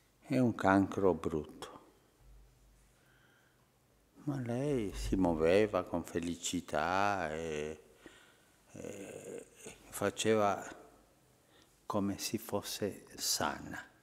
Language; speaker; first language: Italian; non-native, fluent; Spanish